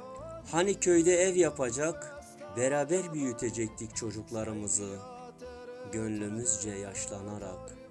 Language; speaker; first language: Turkish; native; Turkish